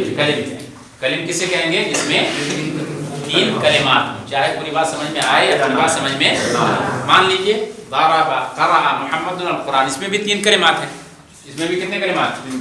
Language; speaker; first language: Urdu; native; Urdu